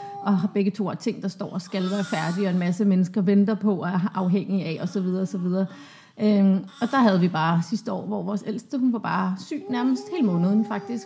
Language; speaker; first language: Danish; native; Danish